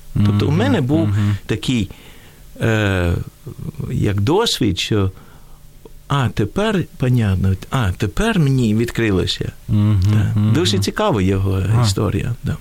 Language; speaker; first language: Ukrainian; non-native, fluent; Dutch